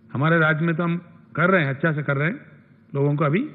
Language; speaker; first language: Hindi; non-native, local second language; Telugu